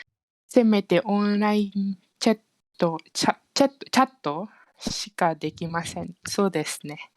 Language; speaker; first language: Japanese; non-native, fluent; Malay